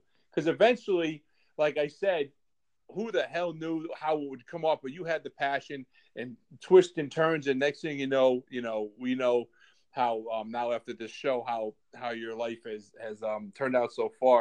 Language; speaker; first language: English; native; English